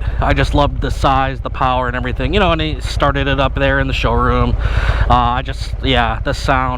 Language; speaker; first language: English; native; English